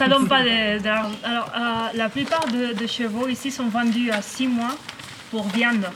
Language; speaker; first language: French; non-native, learner; Catalan